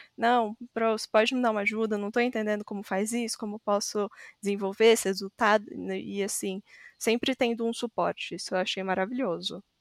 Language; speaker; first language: Portuguese; native; Portuguese